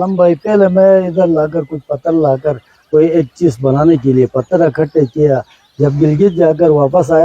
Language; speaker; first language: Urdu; non-native, local second language; Shina